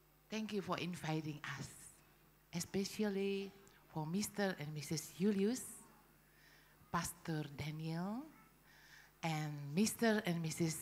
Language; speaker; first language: English; non-native, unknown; Indonesian